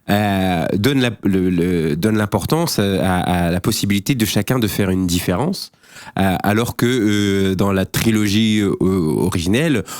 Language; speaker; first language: French; native; French